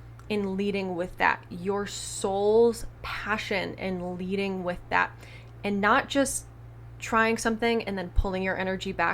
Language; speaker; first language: English; native; English